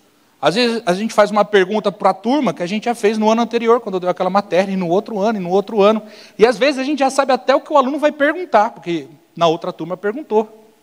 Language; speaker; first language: Portuguese; native; Portuguese